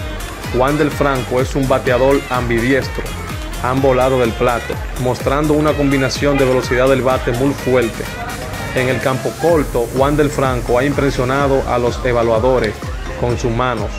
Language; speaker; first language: Spanish; native; Spanish